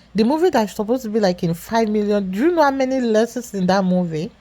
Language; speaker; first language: English; non-native, local second language; Yoruba